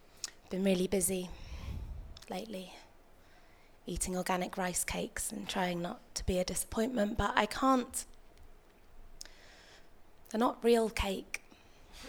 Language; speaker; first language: English; native; English